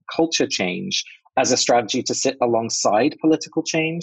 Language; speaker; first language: English; native; English